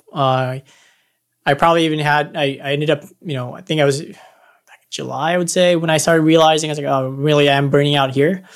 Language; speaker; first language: English; non-native, local second language; Filipino